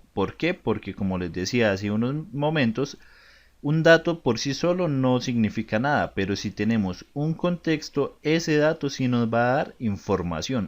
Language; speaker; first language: Spanish; native; Spanish